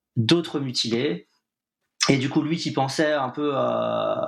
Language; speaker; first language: French; native; French